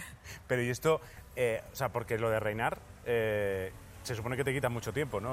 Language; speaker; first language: Spanish; native; Spanish